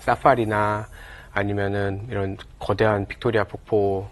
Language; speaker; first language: Korean; native; Korean